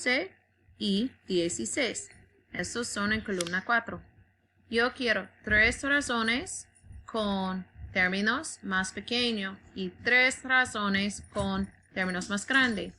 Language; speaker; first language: Spanish; non-native, learner; English